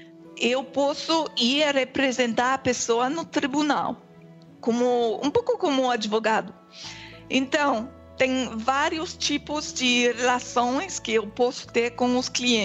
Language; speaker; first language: Portuguese; non-native, fluent; French